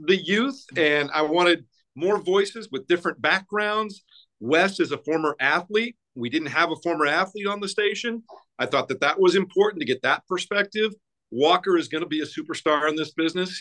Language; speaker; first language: English; native; English